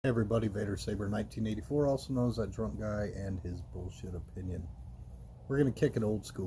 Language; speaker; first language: English; native; English